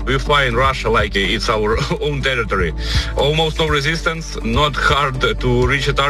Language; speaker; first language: English; non-native, fluent; Ukrainian